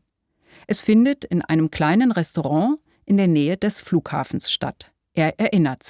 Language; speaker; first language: German; native; German